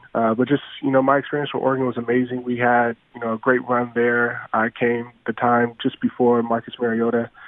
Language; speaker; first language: English; native; English